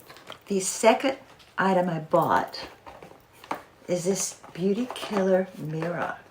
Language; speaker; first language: English; native; English